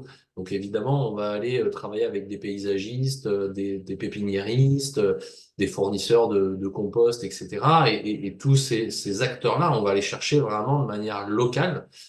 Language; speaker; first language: French; native; French